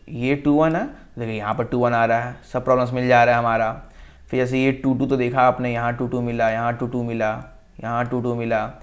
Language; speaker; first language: Hindi; native; Hindi